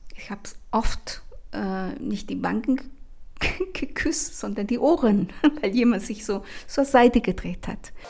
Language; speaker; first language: German; non-native, fluent; Spanish